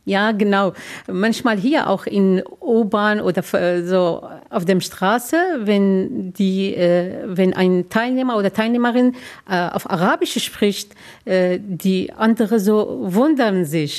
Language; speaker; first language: German; non-native, learner; Arabic